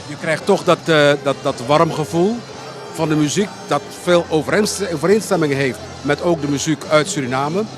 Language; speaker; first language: Dutch; non-native, local second language; Papiamento